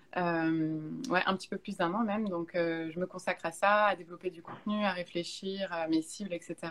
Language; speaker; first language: French; native; French